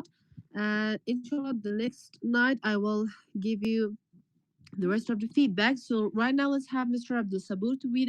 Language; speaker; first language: English; non-native, fluent; Persian